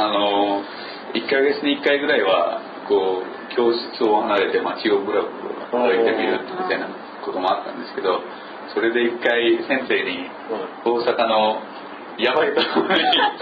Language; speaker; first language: Japanese; non-native, fluent; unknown